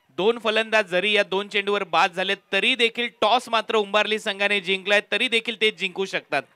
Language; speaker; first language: Marathi; native; Marathi